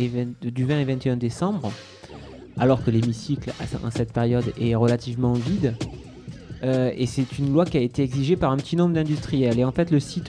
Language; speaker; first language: French; native; French